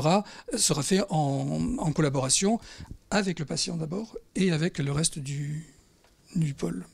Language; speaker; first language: French; native; French